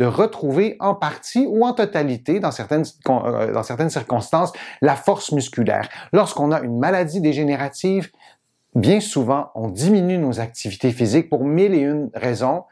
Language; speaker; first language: French; native; French